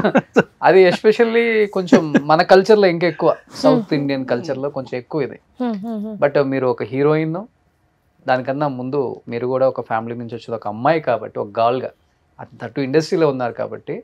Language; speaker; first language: Telugu; native; Telugu